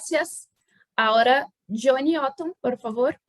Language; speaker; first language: Spanish; non-native, fluent; Portuguese